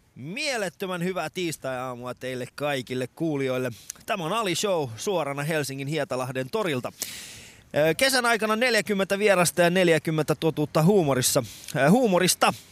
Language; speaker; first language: Finnish; non-native, fluent; Persian